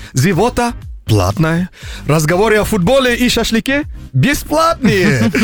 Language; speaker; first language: Russian; non-native, fluent; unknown